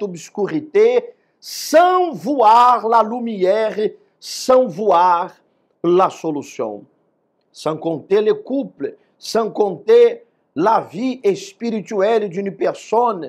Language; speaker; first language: French; non-native, fluent; Portuguese